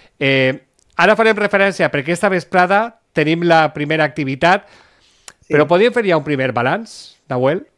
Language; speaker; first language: Catalan; native; Catalan